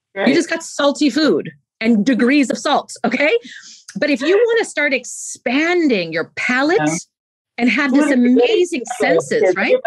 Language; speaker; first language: English; native; English